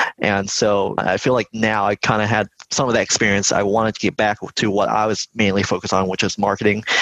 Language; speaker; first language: English; early bilingual, other home language; Vietnamese